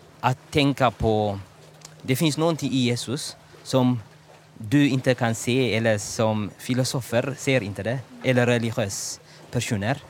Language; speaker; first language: Swedish; non-native, learner; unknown